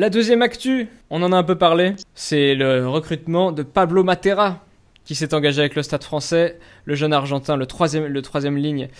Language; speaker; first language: French; native; French